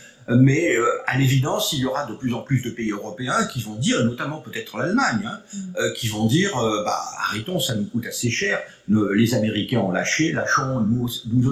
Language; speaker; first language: French; native; French